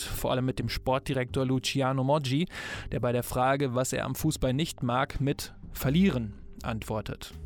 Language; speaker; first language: German; native; German